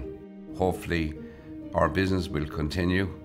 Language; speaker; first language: English; native; English